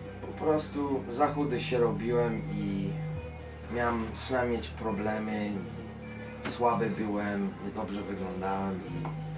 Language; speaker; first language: Polish; early bilingual, heritage; Polish